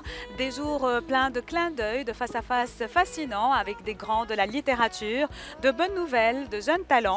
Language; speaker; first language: French; native; French